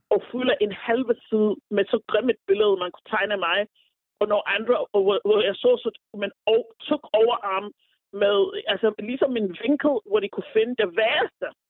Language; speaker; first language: Danish; non-native, fluent; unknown